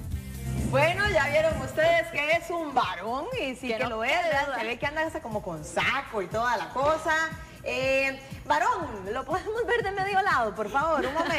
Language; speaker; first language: Spanish; native; Spanish